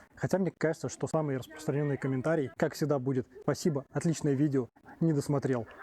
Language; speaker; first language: Russian; native; Russian